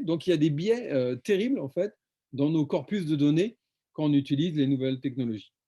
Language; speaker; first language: French; native; French